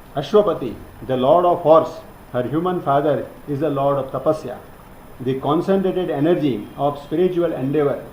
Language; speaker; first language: English; non-native, local second language; Gujarati